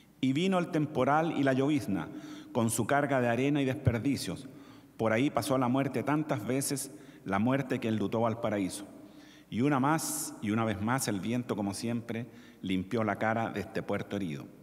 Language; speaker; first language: Spanish; native; Spanish